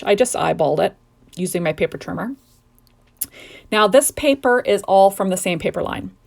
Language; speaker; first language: English; native; English